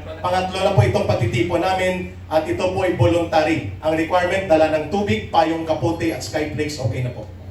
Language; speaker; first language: Filipino; native; Filipino